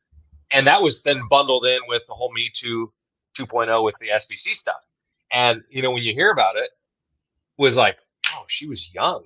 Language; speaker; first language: English; native; English